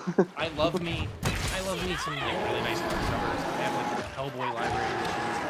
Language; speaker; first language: English; native; English